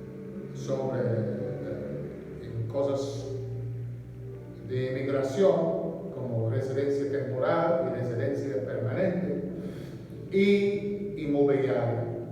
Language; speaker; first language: Spanish; non-native, learner; English